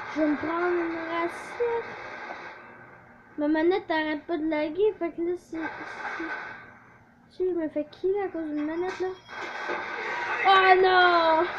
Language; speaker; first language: French; native; French